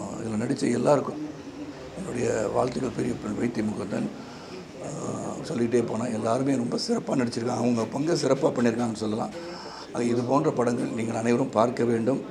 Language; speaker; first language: Tamil; native; Tamil